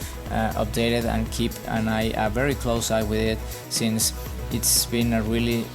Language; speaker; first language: English; non-native, fluent; Spanish